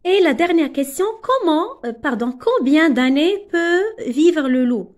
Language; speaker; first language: French; non-native, local second language; Arabic